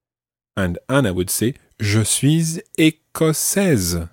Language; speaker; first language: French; non-native, fluent; English